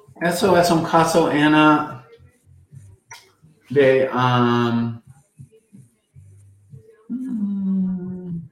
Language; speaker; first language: Spanish; non-native, fluent; English